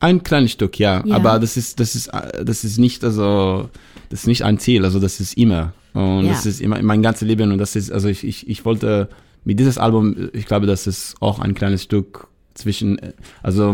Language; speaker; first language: German; non-native, learner; Hebrew